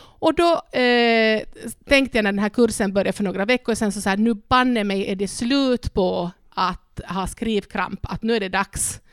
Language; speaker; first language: Swedish; non-native, local second language; Spanish